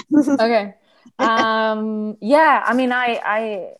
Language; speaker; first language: English; non-native, fluent; Spanish